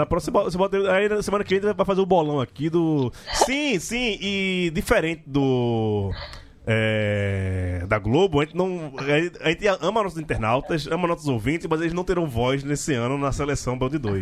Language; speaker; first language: Portuguese; native; Portuguese